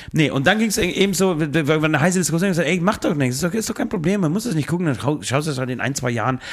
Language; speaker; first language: German; native; German